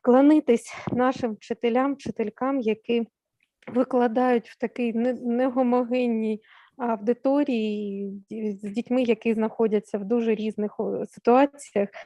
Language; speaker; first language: Ukrainian; native; Ukrainian